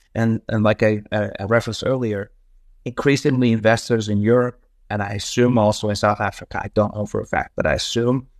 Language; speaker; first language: English; non-native, fluent; Dutch